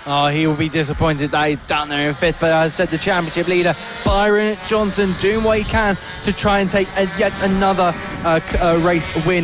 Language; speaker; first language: English; native; English